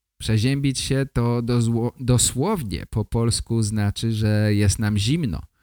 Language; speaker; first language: Polish; native; Polish